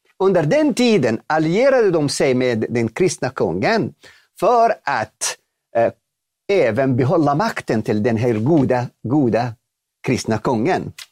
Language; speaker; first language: Swedish; non-native, fluent; Arabic